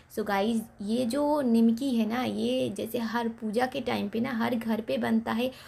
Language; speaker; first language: Hindi; non-native, local second language; Bangla